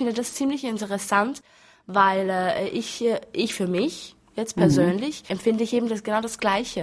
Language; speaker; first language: German; early bilingual, other home language; Romany